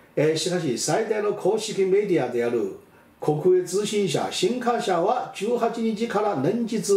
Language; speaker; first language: Japanese; non-native, fluent; Chinese